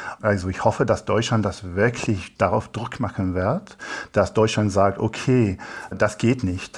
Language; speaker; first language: German; non-native, fluent; English